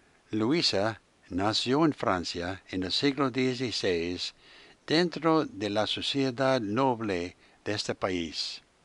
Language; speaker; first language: Spanish; non-native, fluent; English